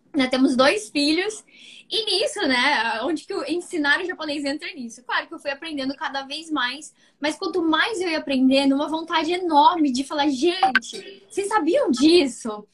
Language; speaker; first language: Portuguese; native; Portuguese